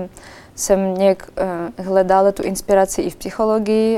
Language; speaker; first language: Czech; non-native, fluent; Russian